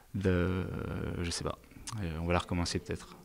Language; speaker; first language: French; native; French